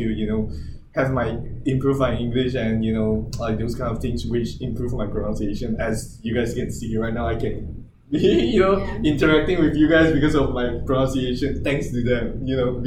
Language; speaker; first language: English; non-native, local second language; Chinese